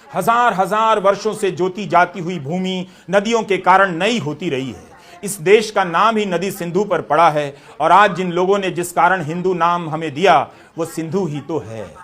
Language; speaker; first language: Hindi; non-native, local second language; Bhojpuri